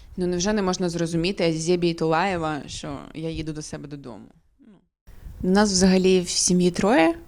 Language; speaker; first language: Ukrainian; non-native, local second language; Crimean Tatar